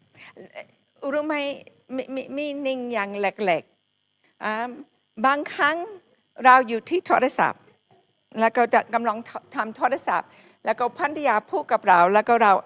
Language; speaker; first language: Thai; non-native, fluent; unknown